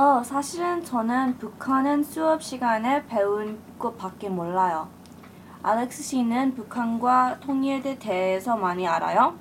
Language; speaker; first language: Korean; early bilingual, heritage; English